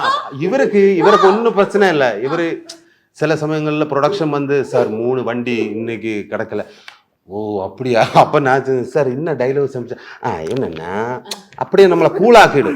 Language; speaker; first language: Tamil; non-native, learner; Malayalam